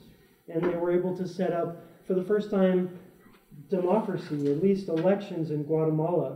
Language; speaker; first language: English; native; English